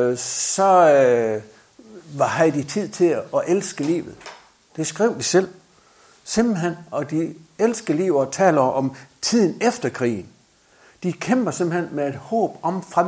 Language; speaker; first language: Danish; native; Danish